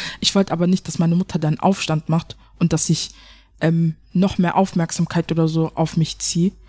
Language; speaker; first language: German; early bilingual, other home language; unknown